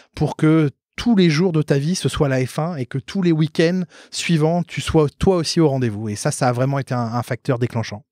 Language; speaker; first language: French; native; French